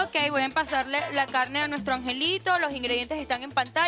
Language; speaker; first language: Spanish; native; Spanish